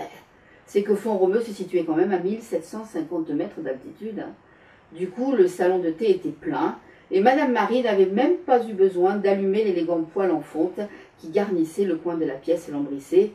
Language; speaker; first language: French; native; French